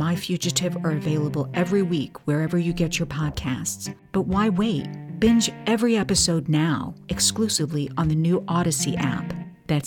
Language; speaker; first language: English; native; English